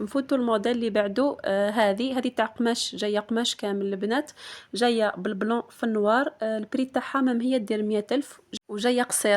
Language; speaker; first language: Arabic; native; Arabic